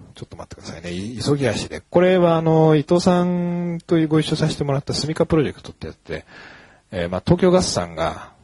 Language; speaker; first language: Japanese; native; Japanese